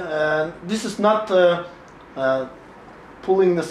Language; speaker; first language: English; non-native, learner; Arabic